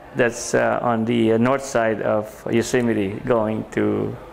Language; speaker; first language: English; non-native, local second language; Filipino